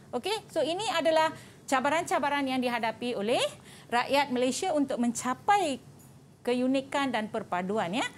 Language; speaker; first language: Malay; non-native, local second language; Tamil